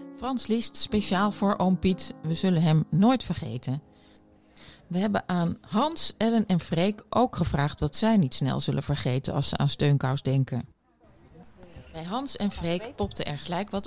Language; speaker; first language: Dutch; native; Dutch